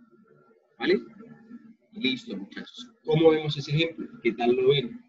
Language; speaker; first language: Spanish; native; Spanish